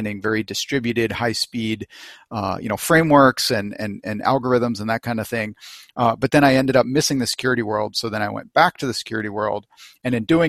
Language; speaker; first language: English; native; English